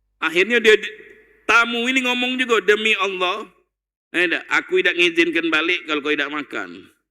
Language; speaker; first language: Malay; native; Malay